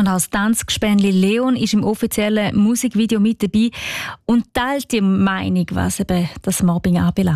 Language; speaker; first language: German; native; German